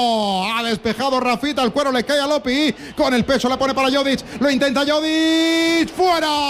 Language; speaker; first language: Spanish; native; Spanish